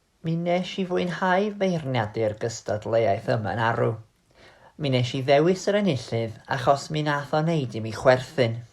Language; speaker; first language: Welsh; native; Welsh